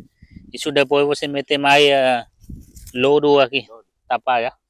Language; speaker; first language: Portuguese; non-native, local second language; Vietnamese